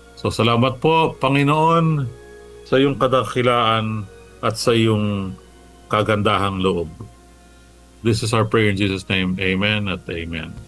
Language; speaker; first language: Filipino; non-native, local second language; Bikol